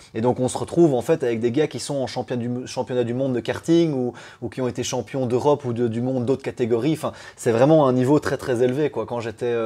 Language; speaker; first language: French; native; French